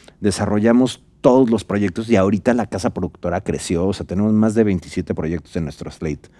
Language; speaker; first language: Spanish; native; Spanish